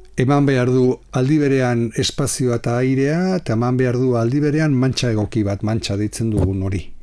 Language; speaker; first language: Basque; non-native, local second language; Spanish